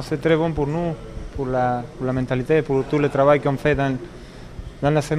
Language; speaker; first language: French; non-native, learner; Spanish